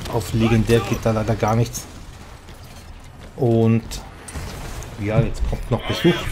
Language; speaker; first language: German; native; German